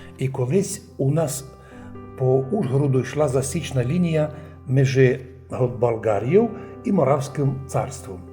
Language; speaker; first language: Ukrainian; native; Ukrainian